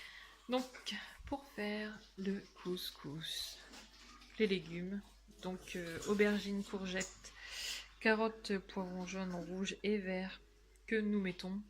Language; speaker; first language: French; native; French